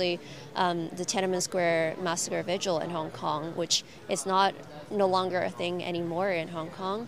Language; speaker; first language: English; non-native, local second language; Cantonese